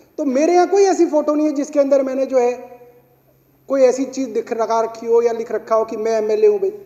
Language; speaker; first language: Hindi; native; Hindi